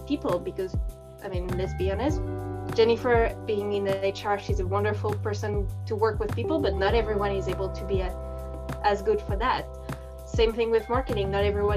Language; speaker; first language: English; non-native, fluent; French